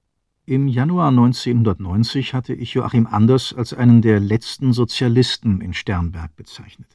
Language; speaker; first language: German; native; German